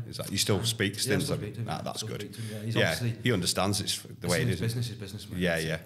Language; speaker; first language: English; native; English